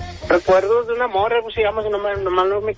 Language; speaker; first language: Spanish; native; Spanish